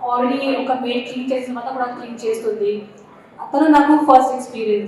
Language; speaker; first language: Telugu; non-native, local second language; Hindi